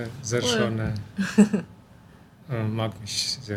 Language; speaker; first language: German; non-native, local second language; Romanian